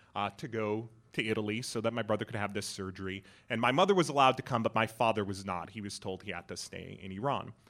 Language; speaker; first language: English; early bilingual, other home language; Persian